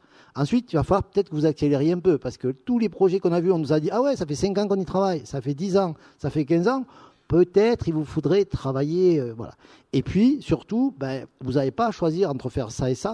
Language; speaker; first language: French; native; French